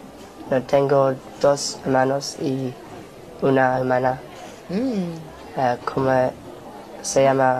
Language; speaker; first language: Spanish; non-native, learner; English